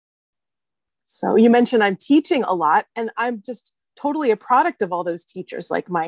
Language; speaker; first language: English; native; English